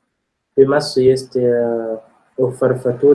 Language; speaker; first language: Romanian; non-native, learner; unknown